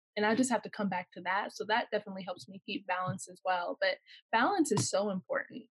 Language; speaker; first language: English; native; English